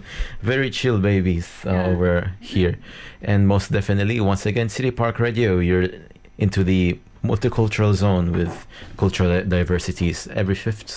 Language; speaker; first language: English; non-native, local second language; Filipino